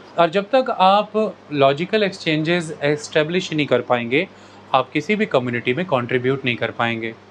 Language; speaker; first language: Hindi; non-native, local second language; Punjabi